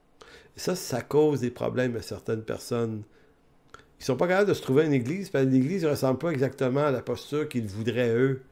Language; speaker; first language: French; native; French